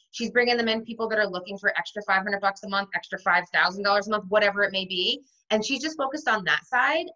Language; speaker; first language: English; native; English